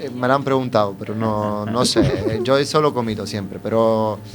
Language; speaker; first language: Spanish; non-native, fluent; Italian